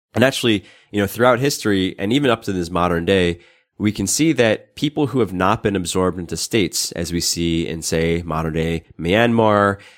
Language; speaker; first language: English; native; English